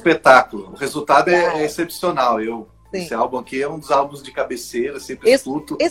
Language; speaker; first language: Portuguese; native; Portuguese